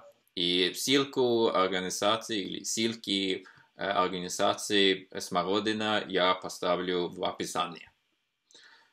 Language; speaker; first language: Russian; non-native, fluent; Norwegian